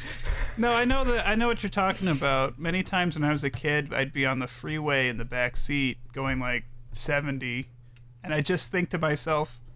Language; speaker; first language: English; native; English